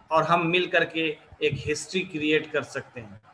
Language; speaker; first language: Hindi; native; Hindi